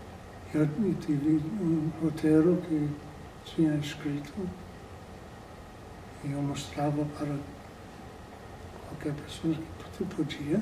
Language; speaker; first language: Portuguese; non-native, fluent; English